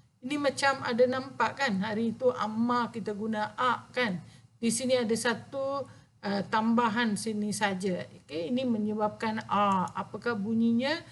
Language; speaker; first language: Malay; non-native, local second language; Tamil